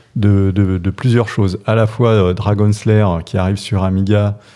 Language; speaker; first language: French; non-native, fluent; English